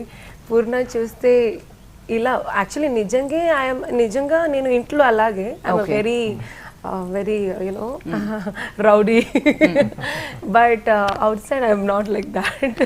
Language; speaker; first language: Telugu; non-native, learner; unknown